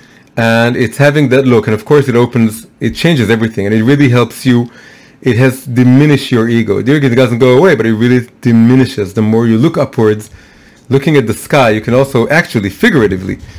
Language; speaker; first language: English; non-native, fluent; Hebrew